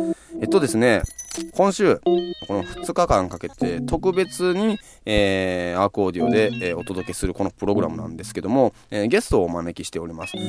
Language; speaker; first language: Japanese; native; Japanese